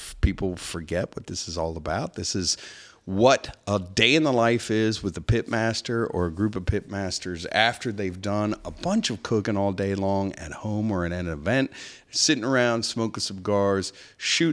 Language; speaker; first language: English; native; English